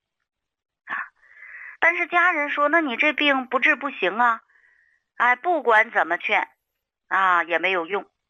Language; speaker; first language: Chinese; native; Chinese